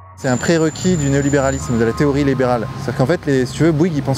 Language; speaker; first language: French; native; French